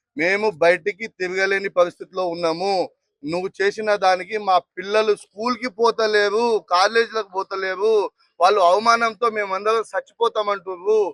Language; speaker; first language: Telugu; non-native, local second language; Lambadi